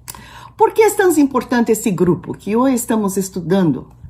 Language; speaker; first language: Portuguese; non-native, fluent; Spanish